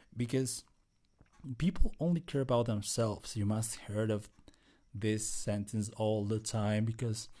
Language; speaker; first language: English; non-native, fluent; Spanish